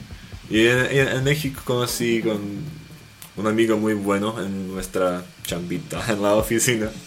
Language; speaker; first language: Spanish; non-native, fluent; Slovak